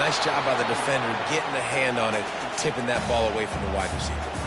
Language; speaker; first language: English; native; English